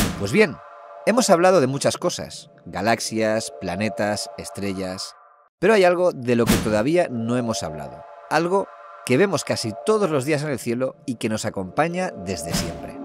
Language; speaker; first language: Spanish; native; Spanish